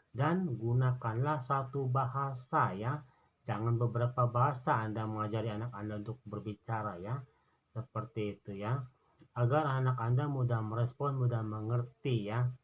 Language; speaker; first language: Indonesian; non-native, local second language; Sundanese